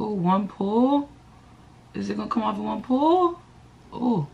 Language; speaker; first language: English; native; English